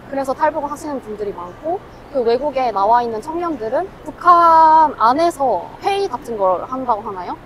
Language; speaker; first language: Korean; native; Korean